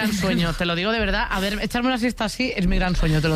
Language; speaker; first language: Spanish; native; Spanish